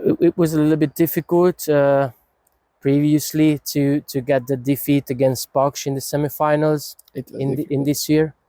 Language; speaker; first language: English; non-native, fluent; Hungarian